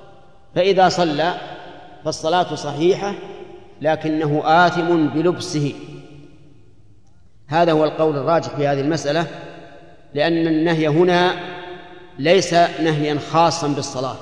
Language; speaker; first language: Arabic; native; Arabic